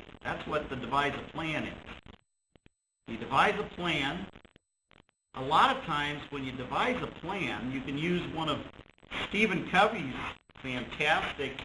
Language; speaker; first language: English; native; English